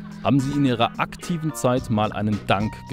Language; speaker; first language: German; native; German